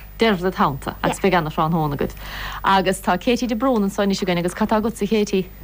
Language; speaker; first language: Irish; native; Irish